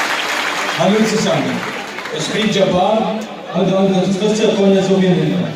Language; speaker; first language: German; non-native, learner; Arabic